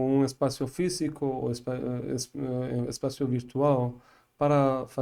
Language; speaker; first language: Portuguese; non-native, learner; Persian